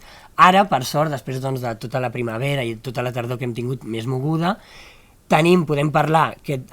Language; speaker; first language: Catalan; native; Catalan